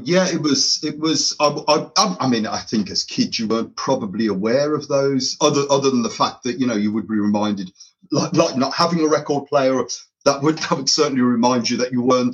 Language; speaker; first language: English; native; English